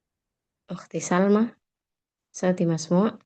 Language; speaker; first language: Arabic; non-native, fluent; Indonesian